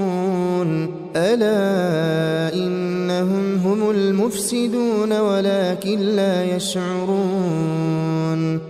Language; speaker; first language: Arabic; native; Arabic